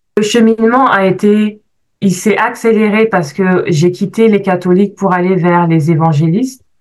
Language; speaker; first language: French; native; French